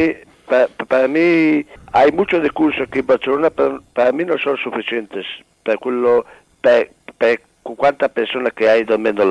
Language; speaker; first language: Spanish; non-native, learner; Italian